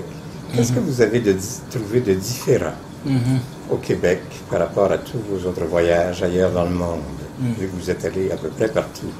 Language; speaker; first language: French; native; French